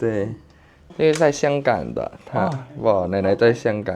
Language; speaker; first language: Chinese; non-native, fluent; Thai